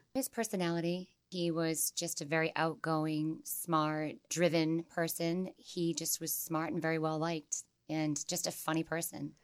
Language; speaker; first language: English; native; English